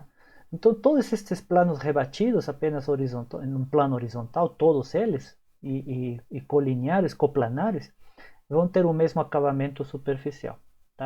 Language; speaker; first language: Portuguese; native; Portuguese